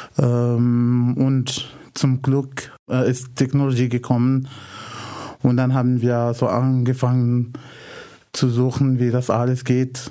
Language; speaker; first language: German; non-native, fluent; Arabic